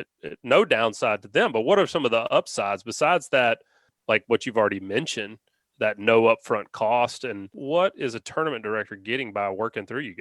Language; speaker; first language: English; native; English